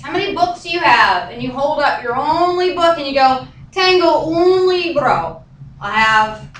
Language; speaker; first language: English; native; English